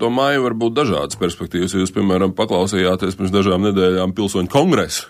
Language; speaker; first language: Latvian; native; Latvian